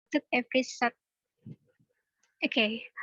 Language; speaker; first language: English; non-native, learner; Indonesian